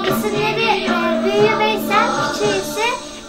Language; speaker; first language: Turkish; native; Turkish